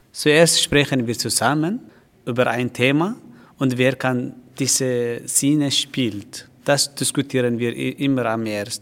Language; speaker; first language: German; non-native, learner; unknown